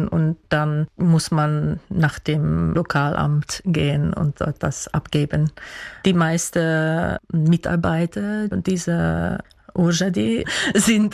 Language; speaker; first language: German; non-native, fluent; Dutch